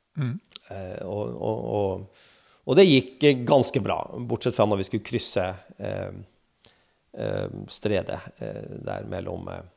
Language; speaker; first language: Norwegian; native; Norwegian